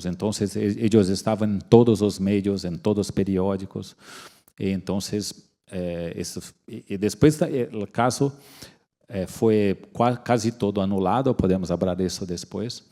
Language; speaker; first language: Spanish; non-native, fluent; Portuguese